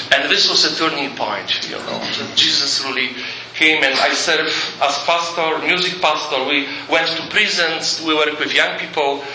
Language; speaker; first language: English; non-native, fluent; Polish